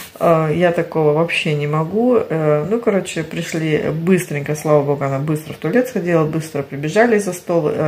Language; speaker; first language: Russian; early bilingual, heritage; Russian